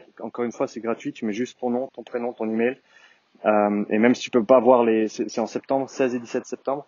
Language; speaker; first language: French; native; French